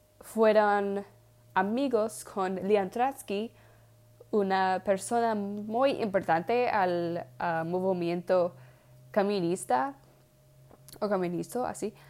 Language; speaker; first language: Spanish; non-native, learner; English